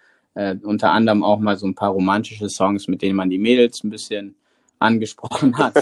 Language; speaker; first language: German; native; German